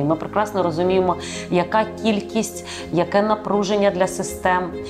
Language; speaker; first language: Ukrainian; native; Ukrainian